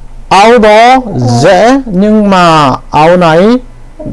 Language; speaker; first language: Vietnamese; non-native, learner; Korean